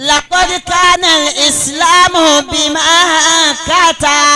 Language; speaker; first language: Arabic; non-native, fluent; Yoruba